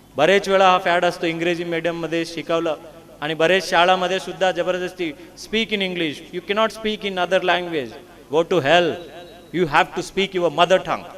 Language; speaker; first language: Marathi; non-native, local second language; Kannada